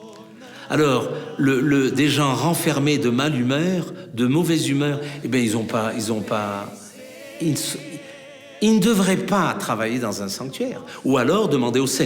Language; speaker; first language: French; native; French